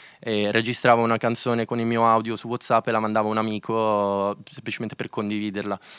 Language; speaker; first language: Italian; native; Italian